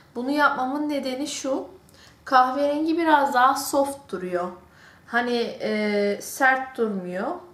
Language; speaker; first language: Turkish; early bilingual, heritage; Turkish